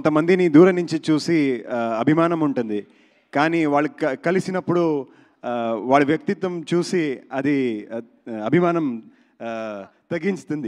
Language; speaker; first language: Telugu; non-native, learner; Kannada